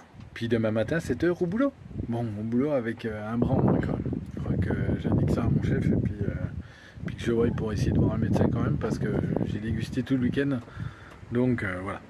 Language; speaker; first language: French; native; French